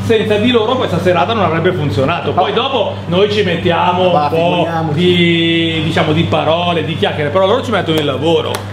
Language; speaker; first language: Italian; non-native, fluent; French